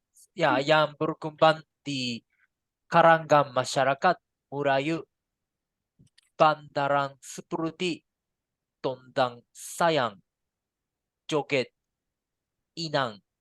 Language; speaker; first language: Indonesian; non-native, learner; Japanese